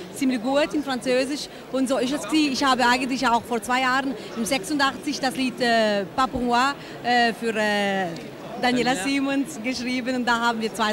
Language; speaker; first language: German; non-native, local second language; Italian